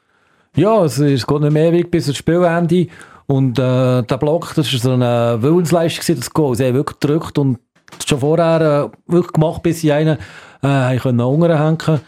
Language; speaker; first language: German; native; German